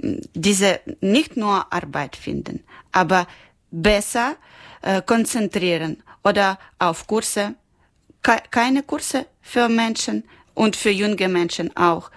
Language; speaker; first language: German; non-native, learner; Ukrainian